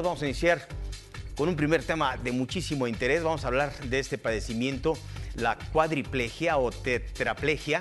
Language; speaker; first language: Spanish; native; Spanish